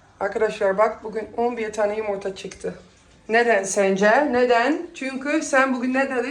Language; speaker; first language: Turkish; early bilingual, heritage; Turkish